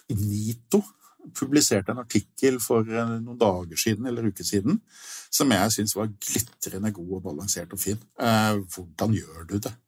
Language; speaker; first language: Norwegian; native; Norwegian